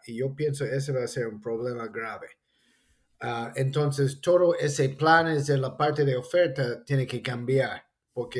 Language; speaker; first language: Spanish; non-native, fluent; English